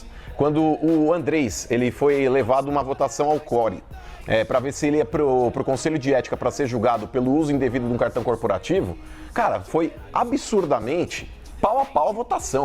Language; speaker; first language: Portuguese; native; Portuguese